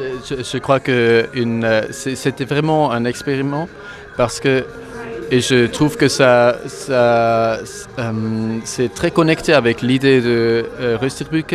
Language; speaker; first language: French; non-native, local second language; German